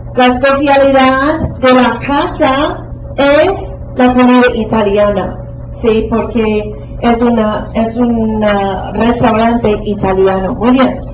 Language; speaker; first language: Spanish; non-native, fluent; English